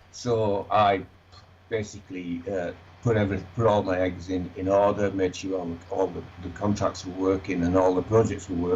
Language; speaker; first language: English; native; English